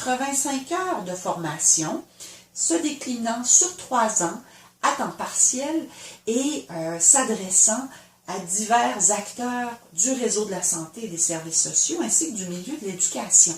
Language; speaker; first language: French; native; French